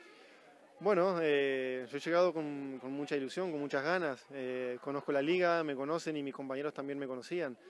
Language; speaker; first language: Spanish; native; Spanish